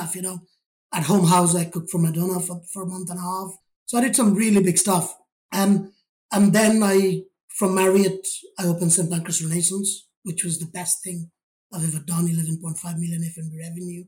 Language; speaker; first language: English; non-native, local second language; Bangla